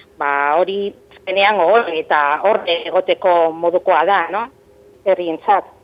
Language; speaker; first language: Basque; non-native, local second language; Spanish